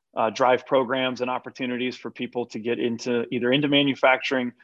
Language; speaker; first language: English; native; English